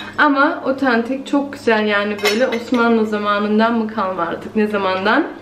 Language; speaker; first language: Turkish; early bilingual, heritage; Turkish